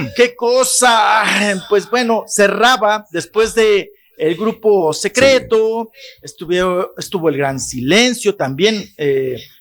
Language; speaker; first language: Spanish; native; Spanish